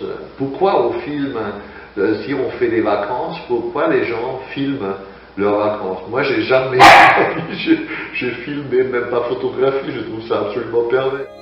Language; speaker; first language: French; non-native, fluent; German